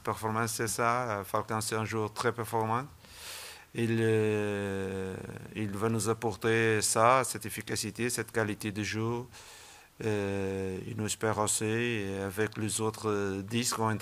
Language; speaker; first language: French; non-native, learner; Portuguese